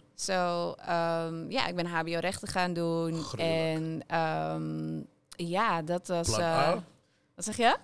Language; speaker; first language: Dutch; native; Dutch